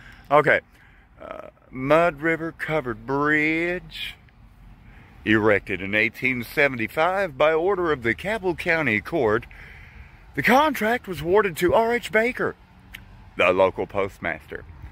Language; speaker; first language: English; native; English